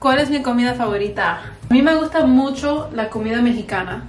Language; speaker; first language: Spanish; early bilingual, heritage; Spanish